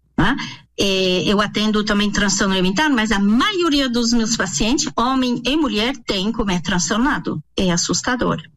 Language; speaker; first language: Portuguese; non-native, fluent; French